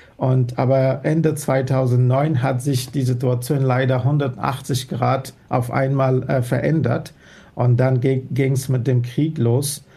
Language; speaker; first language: German; non-native, fluent; Persian